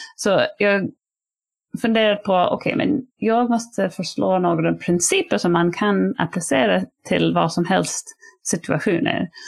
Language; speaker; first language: Swedish; non-native, fluent; English